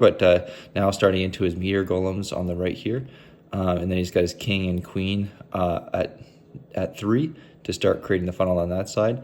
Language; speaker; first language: English; native; English